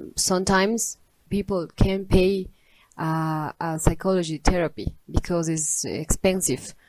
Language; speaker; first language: English; non-native, learner; Spanish